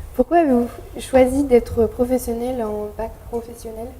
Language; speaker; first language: French; native; French